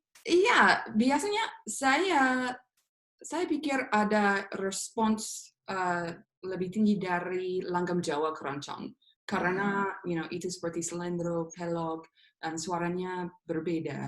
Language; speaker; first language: Indonesian; non-native, fluent; English